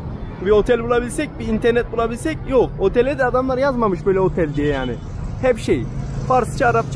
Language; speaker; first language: Turkish; native; Turkish